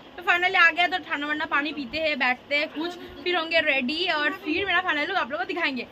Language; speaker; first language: Hindi; non-native, local second language; Bangla